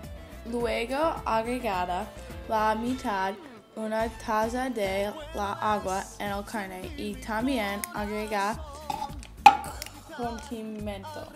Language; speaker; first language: Spanish; non-native, learner; English